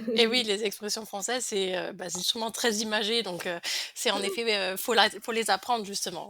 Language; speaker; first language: French; native; French